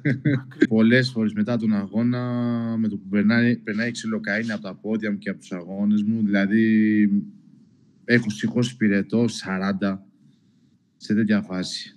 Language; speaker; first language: Greek; non-native, local second language; Albanian